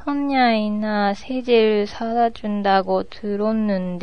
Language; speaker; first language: Korean; non-native, learner; Japanese